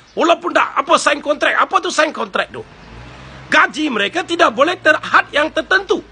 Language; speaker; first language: Malay; non-native, local second language; Tamil